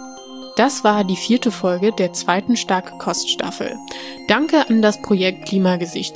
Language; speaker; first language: German; native; German